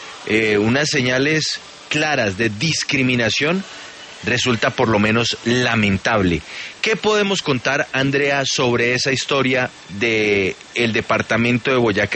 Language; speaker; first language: Spanish; native; Spanish